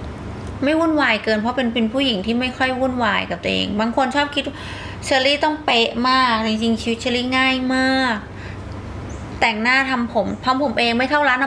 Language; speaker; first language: Thai; native; Thai